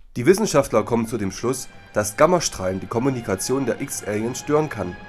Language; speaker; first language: German; native; German